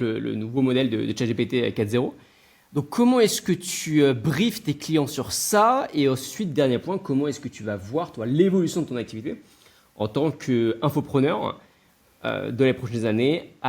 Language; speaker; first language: French; native; French